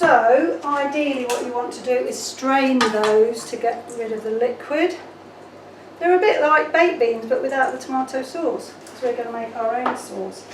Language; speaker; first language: English; native; English